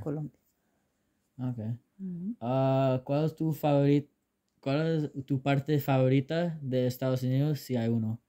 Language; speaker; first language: Spanish; early bilingual, heritage; English